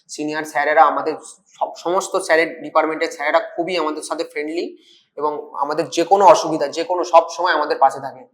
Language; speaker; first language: Bangla; native; Bangla